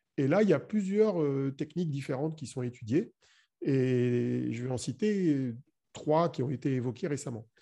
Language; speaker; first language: French; native; French